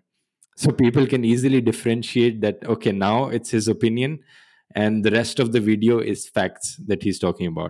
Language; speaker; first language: English; non-native, local second language; Hindi